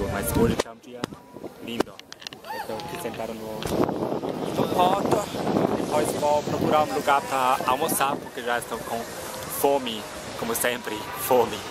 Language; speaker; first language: Portuguese; non-native, fluent; German